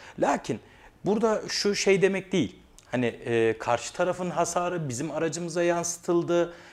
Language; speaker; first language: Turkish; native; Turkish